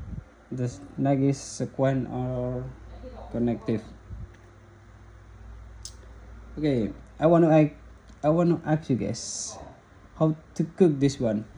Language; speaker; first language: English; non-native, learner; Indonesian